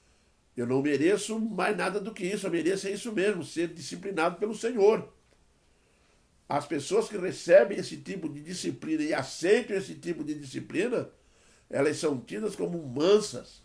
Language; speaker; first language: Portuguese; native; Portuguese